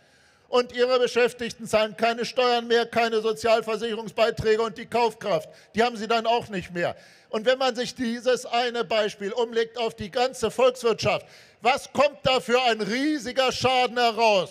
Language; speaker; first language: German; native; German